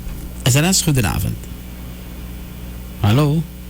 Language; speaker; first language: Dutch; native; Dutch